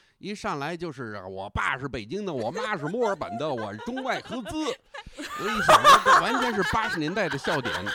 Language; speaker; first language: Chinese; non-native, fluent; English